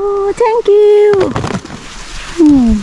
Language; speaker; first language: English; non-native, learner; Thai